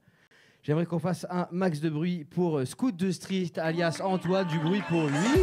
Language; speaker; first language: French; native; French